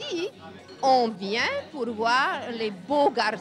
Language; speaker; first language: French; non-native, learner; Serbian